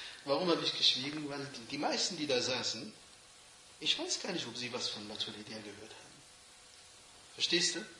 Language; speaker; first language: German; non-native, fluent; Arabic